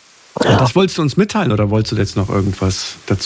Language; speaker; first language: German; native; German